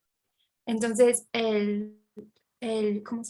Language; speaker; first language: Spanish; non-native, fluent; English